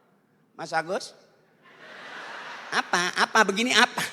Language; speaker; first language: Malay; native; Malay